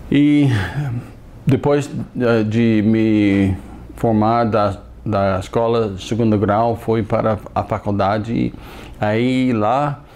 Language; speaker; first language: Portuguese; non-native, fluent; English